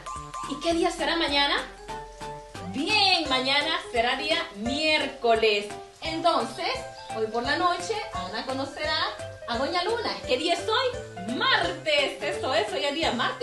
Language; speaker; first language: Spanish; native; Spanish